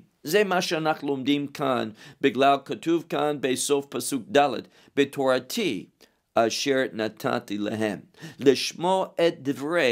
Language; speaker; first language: Hebrew; non-native, fluent; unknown